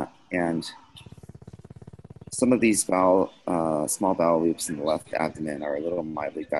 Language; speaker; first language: English; native; English